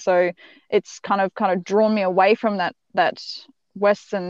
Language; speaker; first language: English; native; English